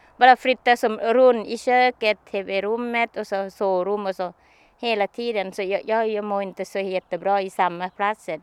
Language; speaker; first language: Swedish; non-native, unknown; Thai